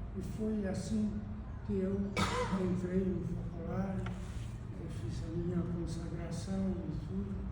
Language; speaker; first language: Portuguese; non-native, fluent; Italian